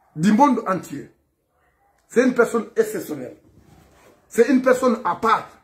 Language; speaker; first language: French; non-native, local second language; Fula